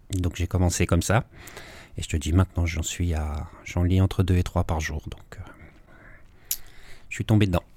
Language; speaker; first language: French; native; French